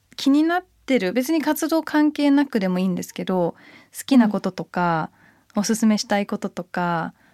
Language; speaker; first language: Japanese; early bilingual, heritage; Japanese